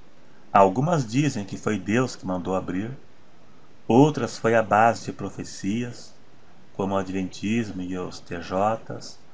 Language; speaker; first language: Portuguese; native; Portuguese